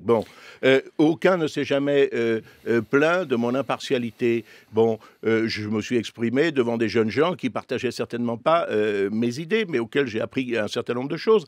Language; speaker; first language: French; native; French